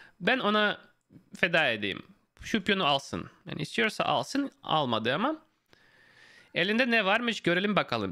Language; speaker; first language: Turkish; non-native, fluent; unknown